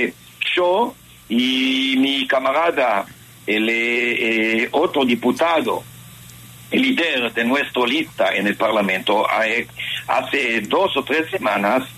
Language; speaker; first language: Spanish; non-native, fluent; Hebrew